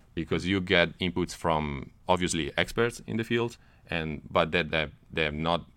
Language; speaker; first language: English; non-native, fluent; Italian